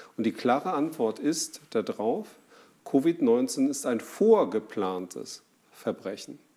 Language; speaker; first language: German; native; German